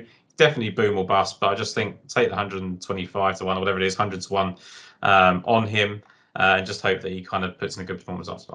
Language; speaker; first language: English; native; English